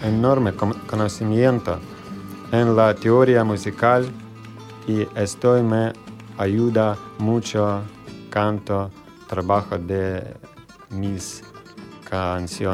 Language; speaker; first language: Spanish; non-native, learner; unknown